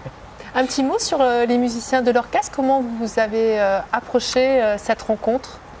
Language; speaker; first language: French; native; French